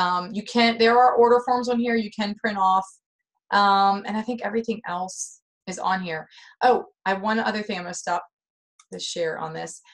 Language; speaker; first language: English; native; English